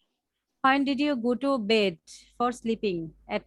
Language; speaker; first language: English; non-native, learner; Bangla